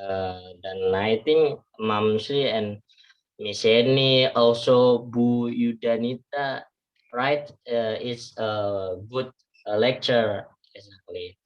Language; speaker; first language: English; non-native, learner; Indonesian